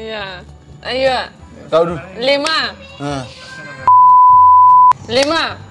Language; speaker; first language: Indonesian; non-native, learner; Russian